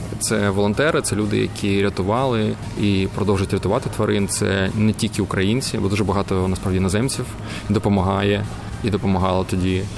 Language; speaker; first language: Ukrainian; native; Ukrainian